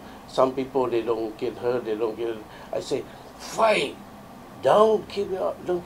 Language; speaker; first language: English; non-native, learner; Lao